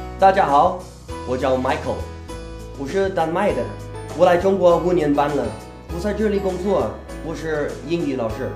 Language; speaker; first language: Chinese; non-native, learner; Danish